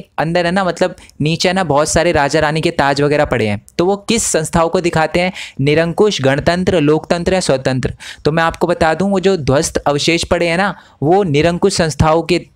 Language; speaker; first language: Hindi; native; Hindi